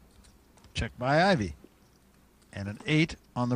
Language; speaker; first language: English; native; English